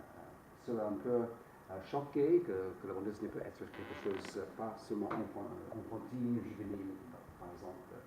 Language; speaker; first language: French; non-native, fluent; English